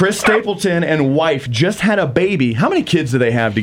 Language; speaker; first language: English; native; English